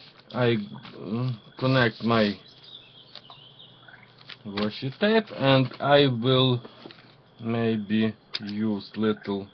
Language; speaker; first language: English; non-native, learner; Ukrainian